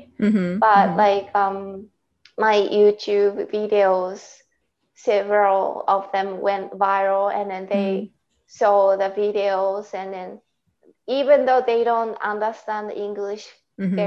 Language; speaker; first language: English; non-native, fluent; Japanese